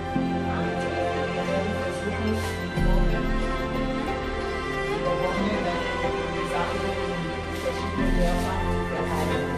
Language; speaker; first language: German; non-native, fluent; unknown